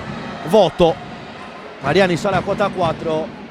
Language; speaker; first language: Italian; native; Italian